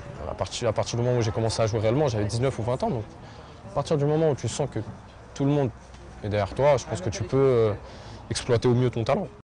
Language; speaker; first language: French; native; French